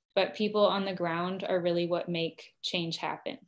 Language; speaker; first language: English; native; English